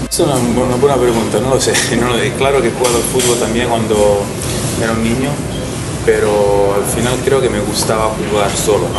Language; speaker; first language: Spanish; non-native, fluent; Italian